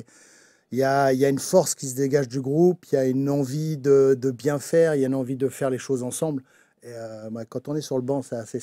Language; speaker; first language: French; native; French